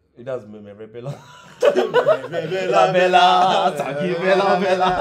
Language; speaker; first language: Turkish; non-native, learner; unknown